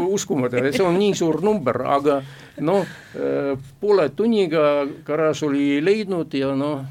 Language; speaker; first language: Estonian; non-native, local second language; Russian